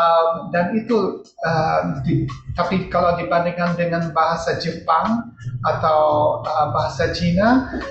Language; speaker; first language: Indonesian; non-native, fluent; English